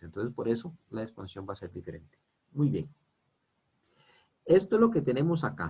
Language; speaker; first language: Spanish; native; Spanish